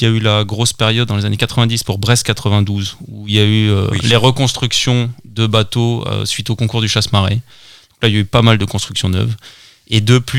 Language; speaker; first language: French; native; French